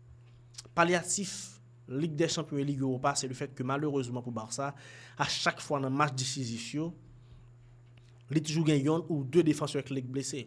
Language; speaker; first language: French; non-native, local second language; Haitian Creole